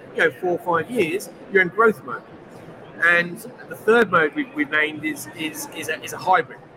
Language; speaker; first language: English; native; English